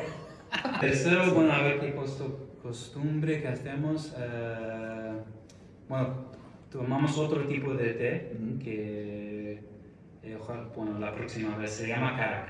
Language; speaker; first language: Spanish; non-native, fluent; Arabic